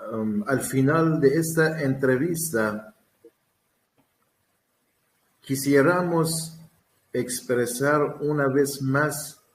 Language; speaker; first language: Spanish; non-native, learner; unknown